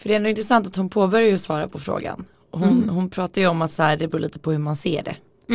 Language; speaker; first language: Swedish; native; Swedish